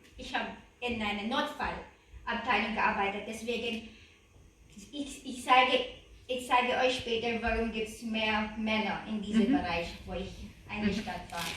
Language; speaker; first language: German; non-native, learner; Filipino